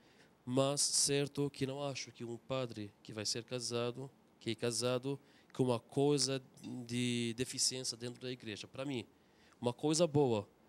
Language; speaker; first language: Portuguese; non-native, fluent; Arabic